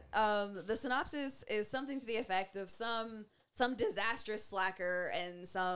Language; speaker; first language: English; native; English